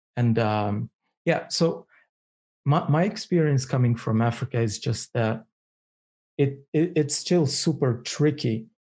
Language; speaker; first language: English; non-native, fluent; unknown